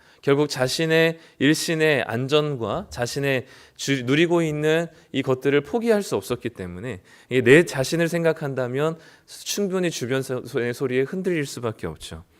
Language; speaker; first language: Korean; native; Korean